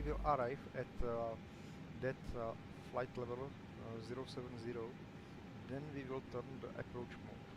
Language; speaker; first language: English; non-native, fluent; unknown